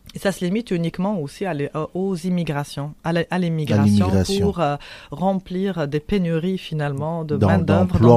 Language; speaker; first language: French; non-native, local second language; Arabic